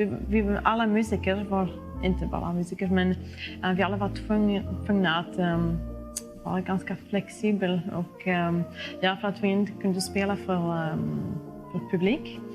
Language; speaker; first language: Swedish; non-native, fluent; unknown